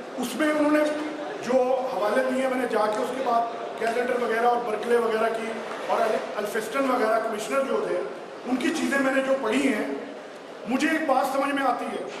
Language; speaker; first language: Urdu; native; Urdu